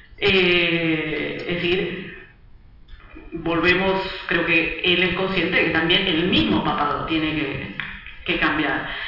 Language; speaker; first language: Spanish; early bilingual, other home language; Italian